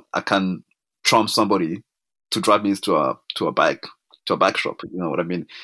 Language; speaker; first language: English; non-native, local second language; Kinyarwanda